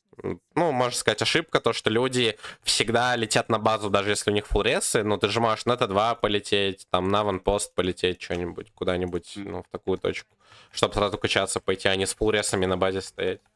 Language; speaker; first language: Russian; native; Russian